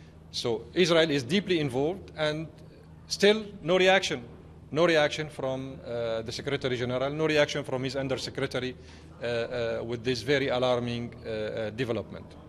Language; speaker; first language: English; non-native, fluent; Arabic